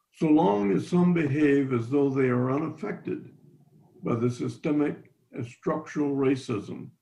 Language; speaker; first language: English; native; English